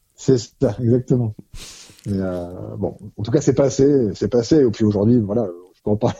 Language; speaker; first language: French; native; French